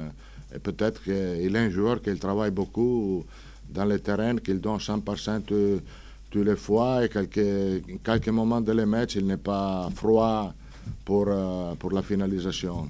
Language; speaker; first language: French; non-native, fluent; Italian